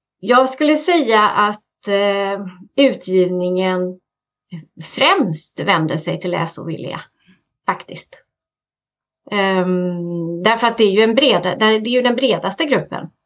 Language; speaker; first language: Swedish; native; Swedish